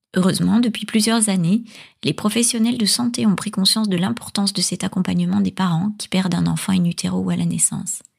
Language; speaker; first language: French; native; French